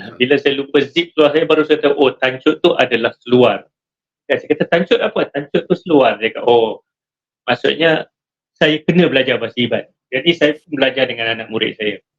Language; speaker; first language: Malay; native; Malay